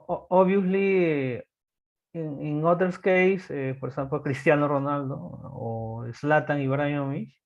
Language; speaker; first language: English; non-native, learner; Spanish